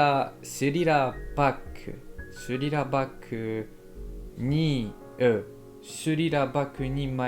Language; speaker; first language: Japanese; non-native, learner; French